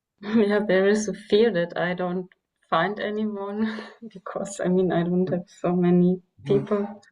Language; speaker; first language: English; non-native, fluent; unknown